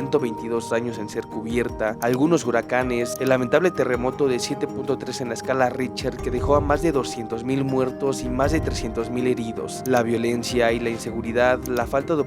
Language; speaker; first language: Spanish; native; Spanish